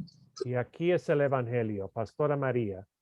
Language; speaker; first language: Spanish; non-native, fluent; English